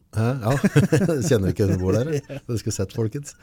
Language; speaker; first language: Norwegian; native; Norwegian